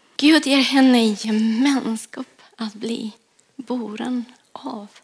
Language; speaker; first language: Swedish; non-native, fluent; Spanish